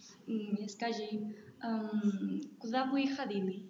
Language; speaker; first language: Russian; non-native, learner; Spanish